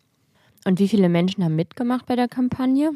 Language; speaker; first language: German; native; German